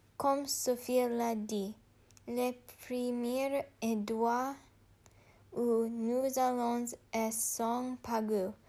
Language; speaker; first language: French; non-native, learner; English